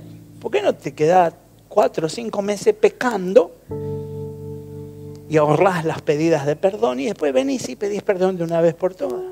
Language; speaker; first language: Spanish; native; Spanish